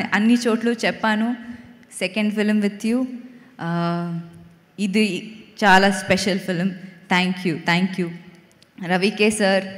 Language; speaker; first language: Telugu; non-native, fluent; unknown